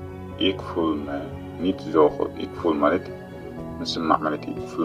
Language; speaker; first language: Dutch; non-native, learner; Tigrinya